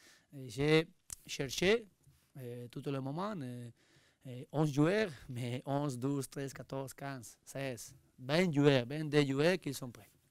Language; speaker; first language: French; non-native, learner; Spanish